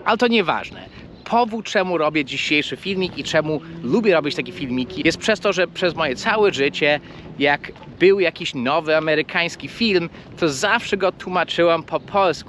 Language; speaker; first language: Polish; non-native, fluent; English